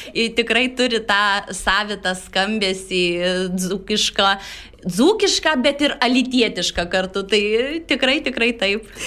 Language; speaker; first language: Lithuanian; native; Lithuanian